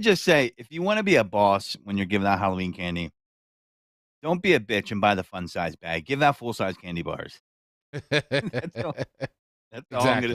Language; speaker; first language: English; native; English